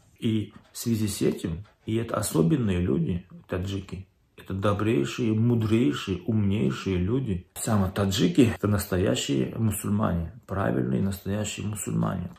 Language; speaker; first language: Russian; non-native, local second language; Turkmen